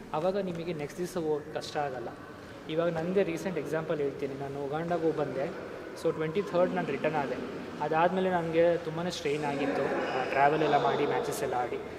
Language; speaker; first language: Kannada; non-native, local second language; Hindi